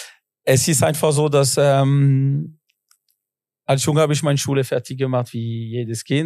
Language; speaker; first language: German; non-native, local second language; French